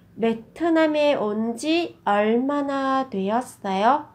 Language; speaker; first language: Korean; non-native, fluent; Vietnamese